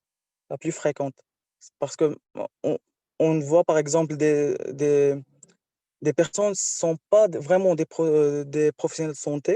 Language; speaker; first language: French; non-native, local second language; Arabic